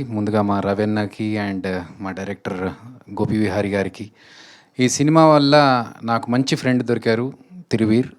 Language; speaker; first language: Telugu; native; Telugu